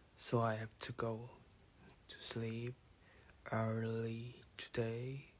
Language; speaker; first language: English; non-native, learner; Korean